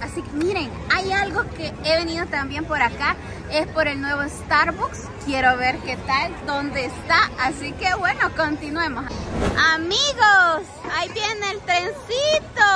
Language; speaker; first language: Spanish; native; Spanish